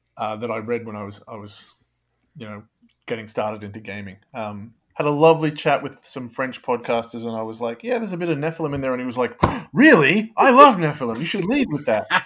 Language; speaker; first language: English; native; English